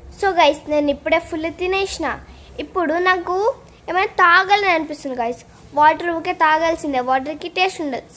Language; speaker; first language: Telugu; non-native, local second language; Lambadi